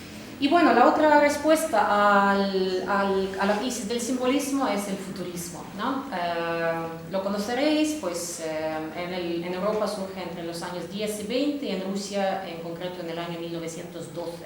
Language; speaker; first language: Spanish; non-native, fluent; Russian